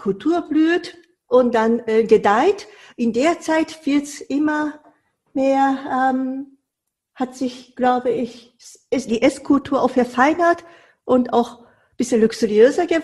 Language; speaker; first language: German; non-native, fluent; Japanese